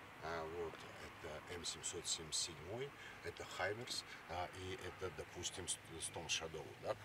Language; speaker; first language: Russian; native; Russian